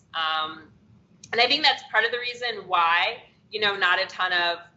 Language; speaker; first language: English; native; English